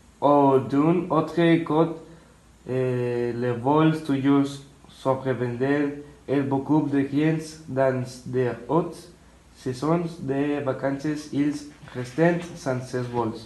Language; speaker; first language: French; non-native, learner; Spanish